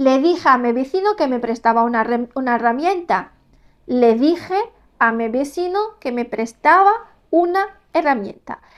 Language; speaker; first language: Spanish; non-native, fluent; Arabic